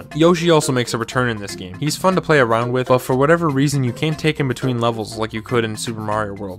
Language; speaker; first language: English; native; English